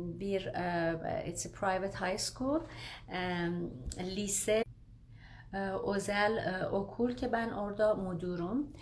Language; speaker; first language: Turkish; non-native, learner; Persian